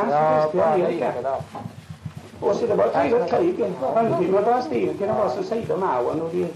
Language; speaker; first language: Swedish; native; Swedish